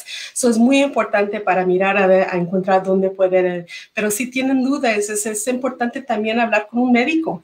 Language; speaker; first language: Spanish; early bilingual, heritage; Spanish